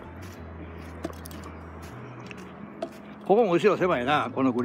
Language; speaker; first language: Japanese; native; Japanese